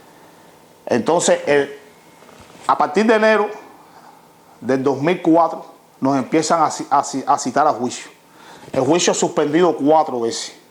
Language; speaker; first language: Spanish; native; Spanish